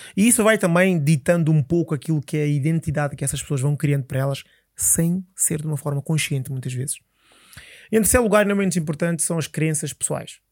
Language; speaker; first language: Portuguese; early bilingual, other home language; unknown